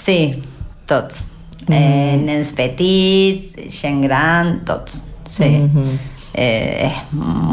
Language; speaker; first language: Catalan; non-native, learner; Spanish